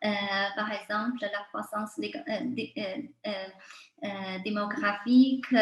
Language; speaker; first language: French; non-native, fluent; Chinese